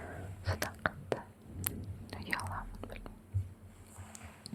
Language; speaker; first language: Kazakh; non-native, local second language; Russian